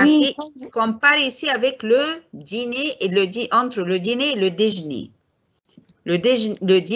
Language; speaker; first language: French; non-native, fluent; Arabic